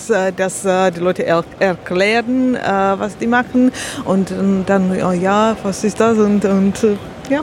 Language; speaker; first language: German; non-native, learner; Slovak